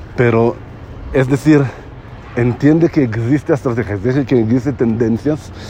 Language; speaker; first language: Spanish; non-native, fluent; Hebrew